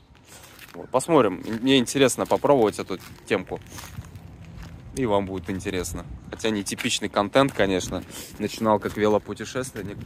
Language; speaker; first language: Russian; native; Russian